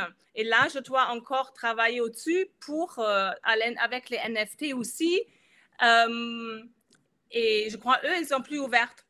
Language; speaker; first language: French; non-native, fluent; German